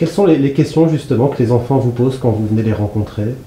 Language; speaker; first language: French; native; French